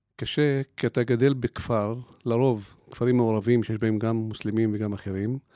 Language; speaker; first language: Hebrew; non-native, local second language; Arabic